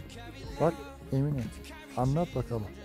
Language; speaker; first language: Turkish; native; Turkish